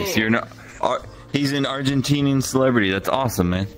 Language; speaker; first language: English; native; English